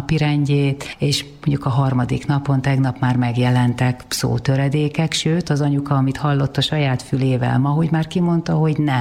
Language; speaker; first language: Hungarian; native; Hungarian